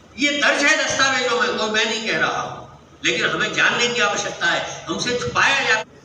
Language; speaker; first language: Hindi; native; Hindi